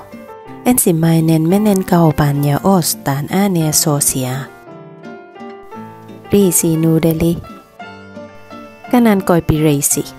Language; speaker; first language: Finnish; non-native, learner; Vietnamese